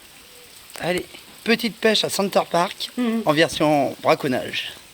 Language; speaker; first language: French; native; French